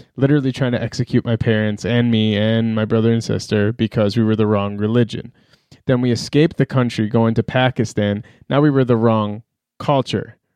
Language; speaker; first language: English; early bilingual, other home language; Persian